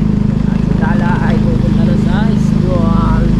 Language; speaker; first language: Filipino; native; Filipino